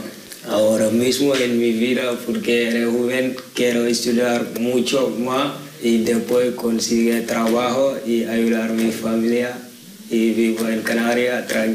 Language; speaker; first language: Spanish; non-native, learner; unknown